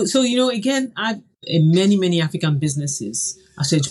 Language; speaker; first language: English; non-native, local second language; Yoruba